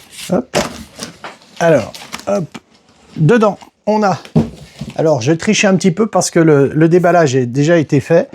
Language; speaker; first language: French; native; French